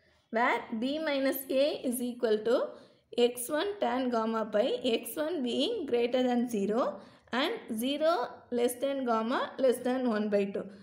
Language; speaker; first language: English; non-native, local second language; Tamil